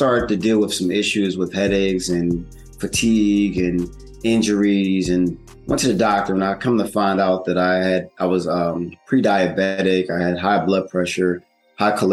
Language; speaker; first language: English; native; English